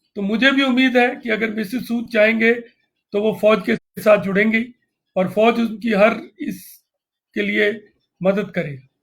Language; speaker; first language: Hindi; non-native, local second language; Punjabi